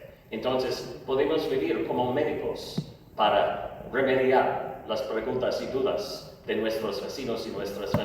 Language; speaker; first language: Spanish; non-native, learner; English